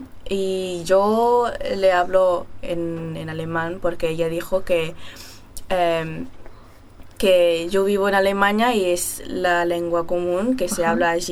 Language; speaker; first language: Spanish; early bilingual, heritage; German